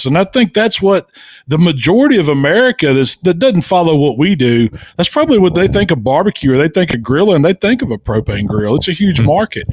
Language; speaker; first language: English; native; English